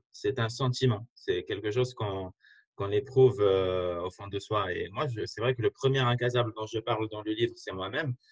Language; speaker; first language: French; non-native, local second language; Arabic